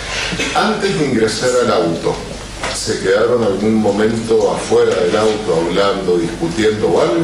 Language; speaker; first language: Spanish; native; Spanish